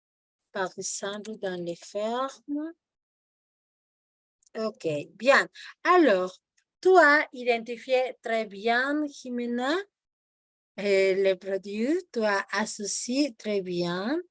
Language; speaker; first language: French; non-native, fluent; Spanish